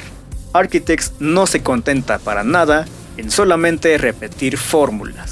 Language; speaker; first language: Spanish; native; Spanish